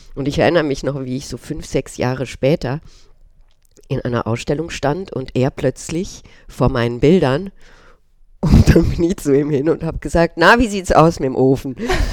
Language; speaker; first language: German; early bilingual, other home language; Romanian